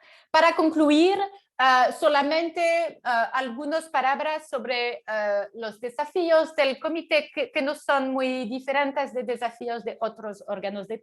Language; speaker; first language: Spanish; non-native, fluent; French